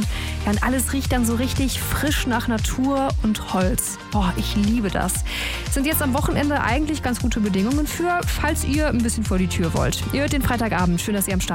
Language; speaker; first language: German; native; German